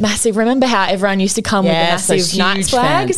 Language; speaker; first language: English; native; English